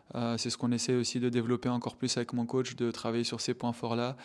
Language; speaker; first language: French; non-native, local second language; Arabic